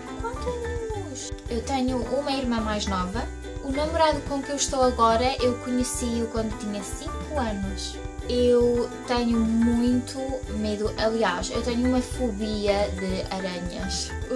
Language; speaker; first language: Portuguese; early bilingual, heritage; Portuguese